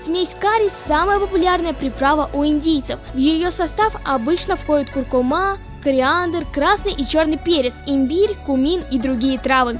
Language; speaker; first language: Russian; native; Russian